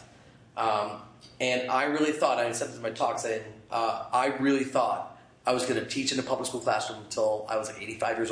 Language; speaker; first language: English; native; English